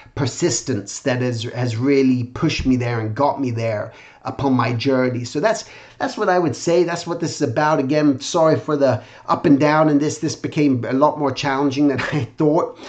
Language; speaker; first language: English; native; English